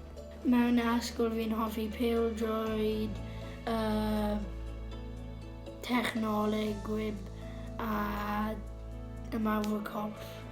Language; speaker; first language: Welsh; non-native, local second language; English